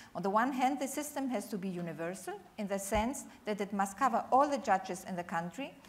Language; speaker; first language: English; non-native, fluent; Spanish